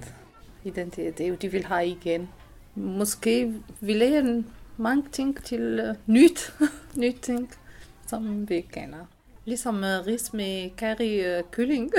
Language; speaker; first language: Danish; non-native, learner; Arabic